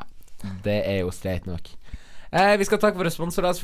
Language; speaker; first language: Norwegian; native; Norwegian